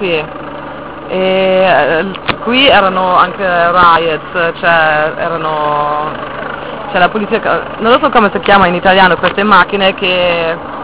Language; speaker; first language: Italian; non-native, fluent; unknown